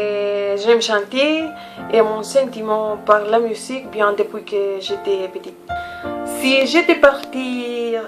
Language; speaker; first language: French; non-native, learner; Spanish